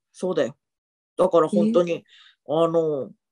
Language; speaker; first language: Japanese; native; Japanese